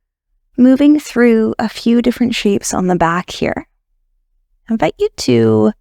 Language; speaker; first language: English; native; English